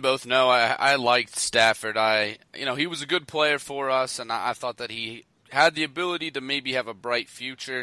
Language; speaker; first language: English; native; English